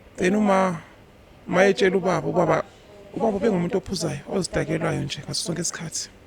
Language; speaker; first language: Zulu; non-native, local second language; Northern Sotho